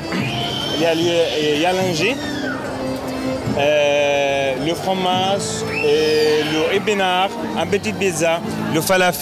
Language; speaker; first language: French; non-native, learner; Arabic